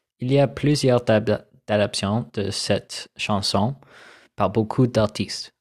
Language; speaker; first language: French; non-native, learner; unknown